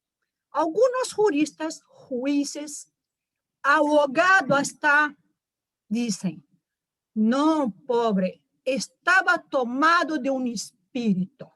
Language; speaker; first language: Spanish; non-native, fluent; Portuguese